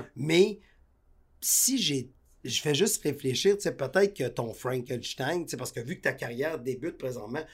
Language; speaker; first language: French; native; French